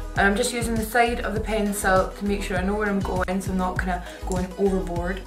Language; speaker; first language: English; native; English